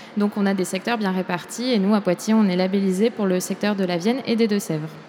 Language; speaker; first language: French; native; French